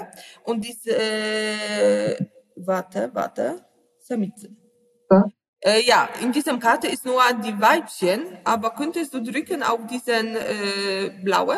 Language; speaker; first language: German; non-native, learner; Polish